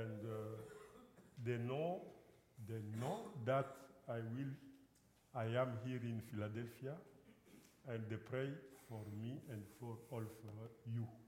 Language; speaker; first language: English; non-native, learner; Lingala